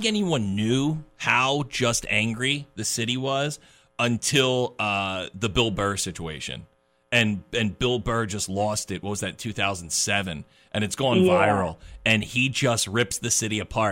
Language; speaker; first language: English; native; English